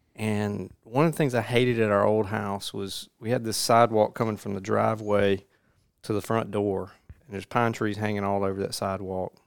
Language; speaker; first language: English; native; English